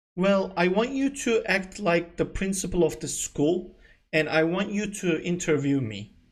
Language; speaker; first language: English; non-native, fluent; Turkish